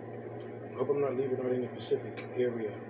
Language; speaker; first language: English; native; English